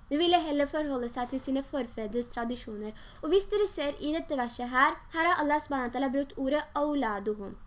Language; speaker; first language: Norwegian; early bilingual, other home language; Urdu